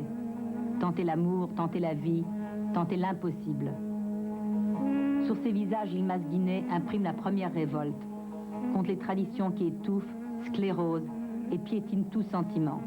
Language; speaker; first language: French; native; French